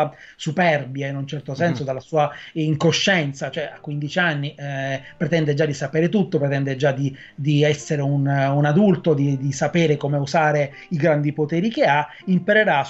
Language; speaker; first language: Italian; native; Italian